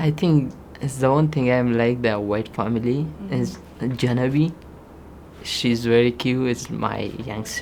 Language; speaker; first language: English; non-native, learner; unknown